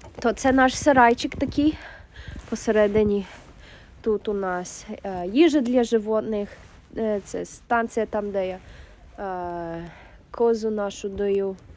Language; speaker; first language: Ukrainian; early bilingual, heritage; Ukrainian